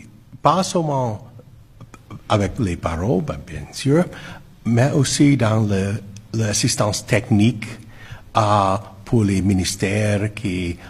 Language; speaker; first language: French; non-native, fluent; English